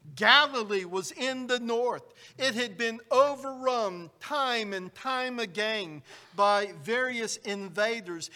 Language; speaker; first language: English; native; English